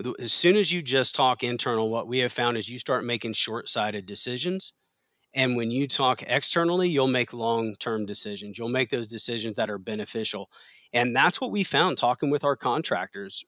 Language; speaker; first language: English; native; English